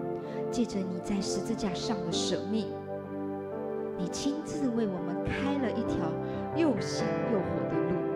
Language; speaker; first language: Chinese; native; Chinese